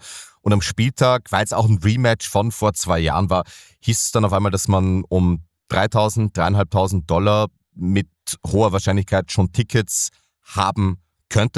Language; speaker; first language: German; native; German